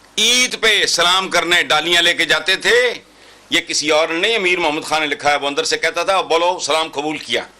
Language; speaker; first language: Urdu; non-native, local second language; Punjabi